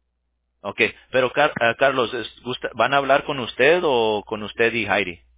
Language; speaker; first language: Spanish; early bilingual, heritage; English